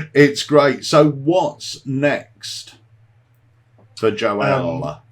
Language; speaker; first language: English; native; English